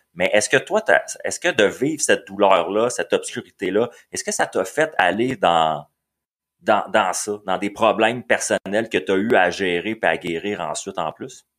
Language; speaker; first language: French; native; French